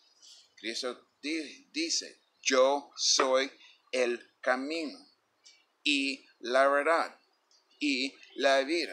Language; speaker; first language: Spanish; non-native, fluent; English